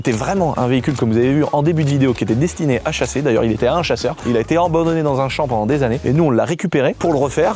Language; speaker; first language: French; native; French